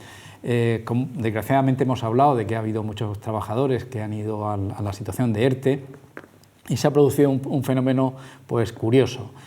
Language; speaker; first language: Spanish; native; Spanish